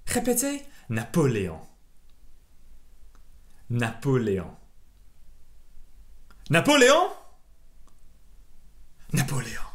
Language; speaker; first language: French; non-native, fluent; English